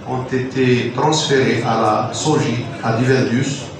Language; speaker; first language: French; non-native, local second language; Arabic